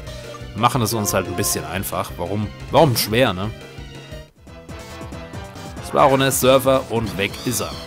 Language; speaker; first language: German; native; German